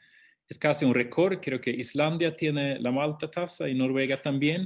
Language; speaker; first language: Spanish; non-native, fluent; Swedish